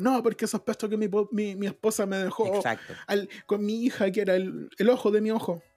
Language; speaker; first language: Spanish; native; Spanish